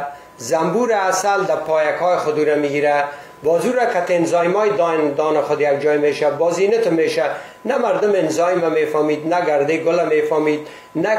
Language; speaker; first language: Persian; native; Persian